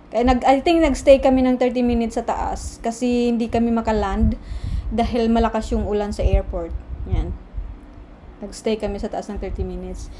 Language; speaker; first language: Filipino; non-native, local second language; Cebuano